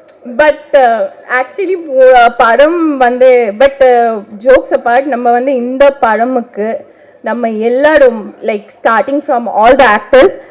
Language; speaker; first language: Tamil; non-native, local second language; Bangla